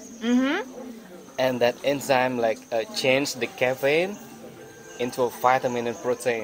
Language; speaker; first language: English; non-native, learner; Indonesian